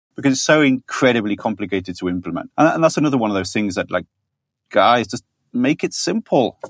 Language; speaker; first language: English; native; English